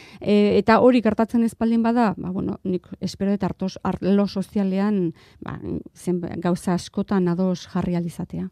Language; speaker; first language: Basque; non-native, local second language; Spanish